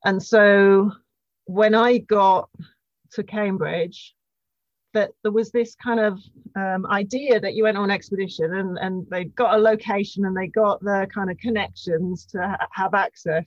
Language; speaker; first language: English; native; English